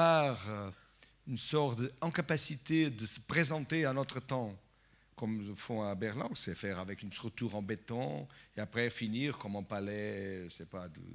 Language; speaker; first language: French; non-native, fluent; Portuguese